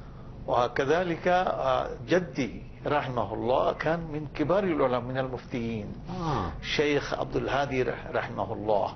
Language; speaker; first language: Arabic; non-native, fluent; Bangla